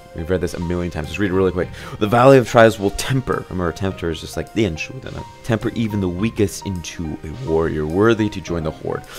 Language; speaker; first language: English; native; English